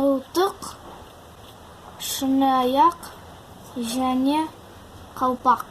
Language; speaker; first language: Kazakh; non-native, learner; Russian